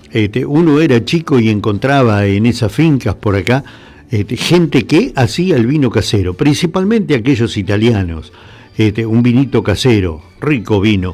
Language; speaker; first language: Spanish; native; Spanish